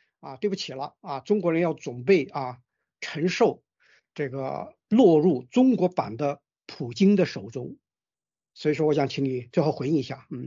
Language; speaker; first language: Chinese; native; Chinese